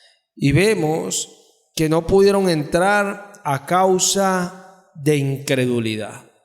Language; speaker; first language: Spanish; native; Spanish